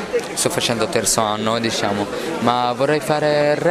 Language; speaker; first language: Italian; non-native, learner; Arabic